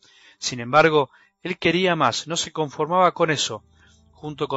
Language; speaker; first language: Spanish; native; Spanish